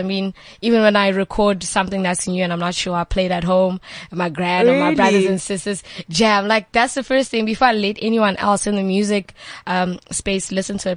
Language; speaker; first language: English; non-native, local second language; Northern Sotho